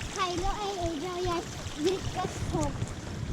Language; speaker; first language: Norwegian; early bilingual, other home language; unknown